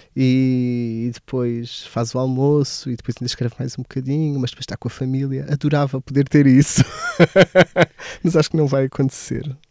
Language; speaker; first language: Portuguese; native; Portuguese